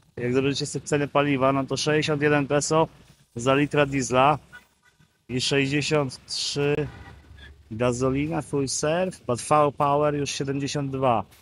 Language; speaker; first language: Polish; native; Polish